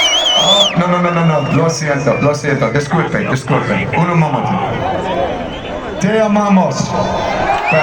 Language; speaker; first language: Spanish; non-native, learner; English